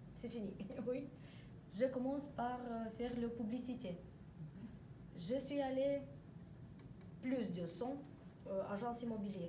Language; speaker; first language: French; non-native, learner; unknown